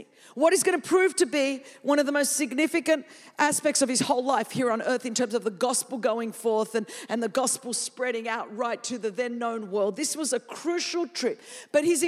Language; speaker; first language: English; non-native, fluent; Greek